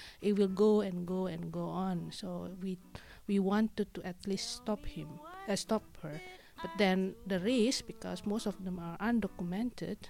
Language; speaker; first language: English; non-native, fluent; Indonesian